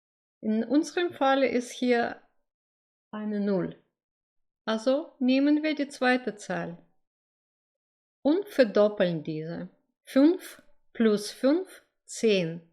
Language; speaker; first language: German; non-native, fluent; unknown